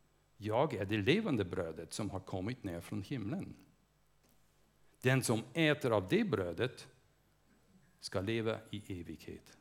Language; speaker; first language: Swedish; non-native, fluent; English